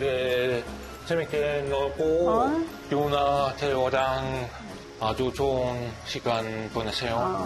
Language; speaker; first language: Korean; non-native, learner; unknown